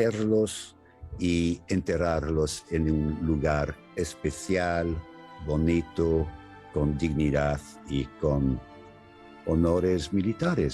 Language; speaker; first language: Spanish; non-native, fluent; English